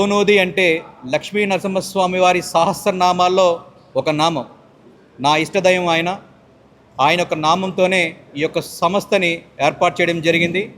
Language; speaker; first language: Telugu; native; Telugu